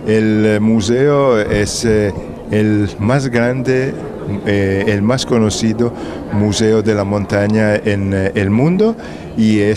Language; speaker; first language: Spanish; non-native, fluent; Italian